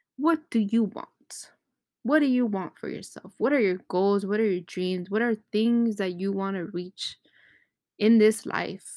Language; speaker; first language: English; early bilingual, other home language; Spanish